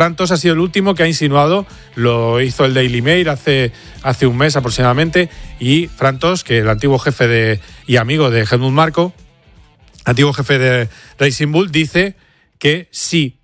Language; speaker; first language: Spanish; native; Spanish